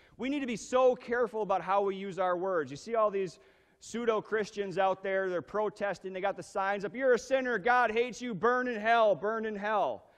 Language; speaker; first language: English; native; English